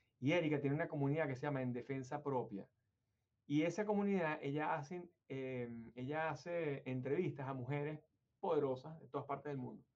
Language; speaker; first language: Spanish; native; Spanish